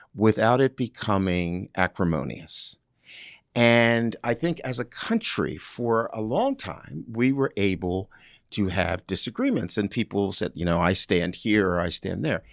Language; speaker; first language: English; native; English